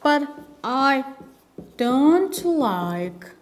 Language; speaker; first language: English; non-native, fluent; Turkish